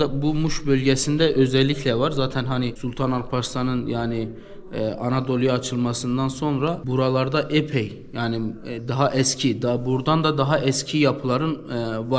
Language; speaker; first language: Turkish; native; Turkish